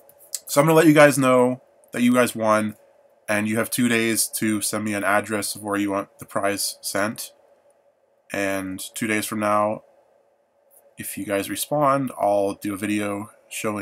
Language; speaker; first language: English; native; English